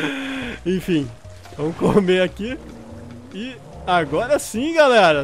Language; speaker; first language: Portuguese; native; Portuguese